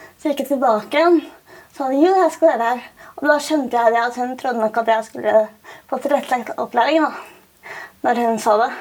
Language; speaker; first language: Norwegian; native; Norwegian